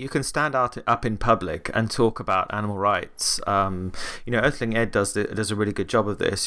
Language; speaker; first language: English; native; English